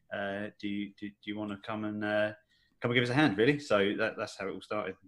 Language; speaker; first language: English; native; English